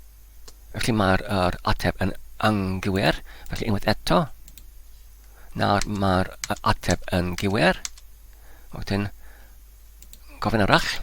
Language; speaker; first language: Welsh; non-native, learner; Polish